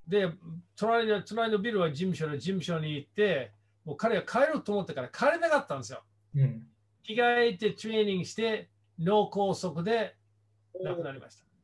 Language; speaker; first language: Japanese; non-native, fluent; English